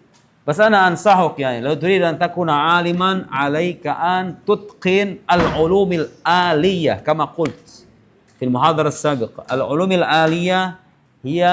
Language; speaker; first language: Arabic; non-native, fluent; Indonesian